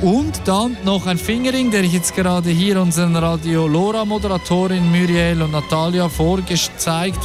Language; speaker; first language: German; native; German